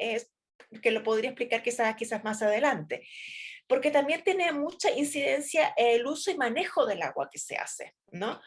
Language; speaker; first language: Spanish; native; Spanish